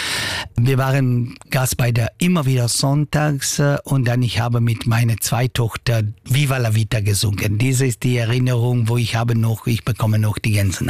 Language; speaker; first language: German; non-native, local second language; Italian